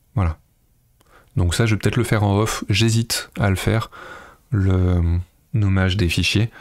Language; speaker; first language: French; native; French